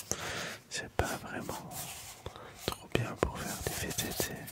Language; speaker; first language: French; non-native, local second language; Dutch